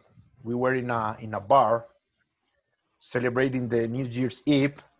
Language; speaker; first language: English; non-native, learner; Spanish